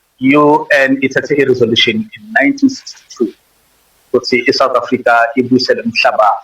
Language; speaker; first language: Zulu; non-native, local second language; Swati